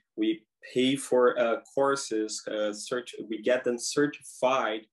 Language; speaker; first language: English; non-native, fluent; Portuguese